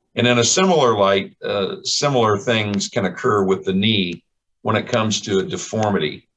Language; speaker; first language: English; native; English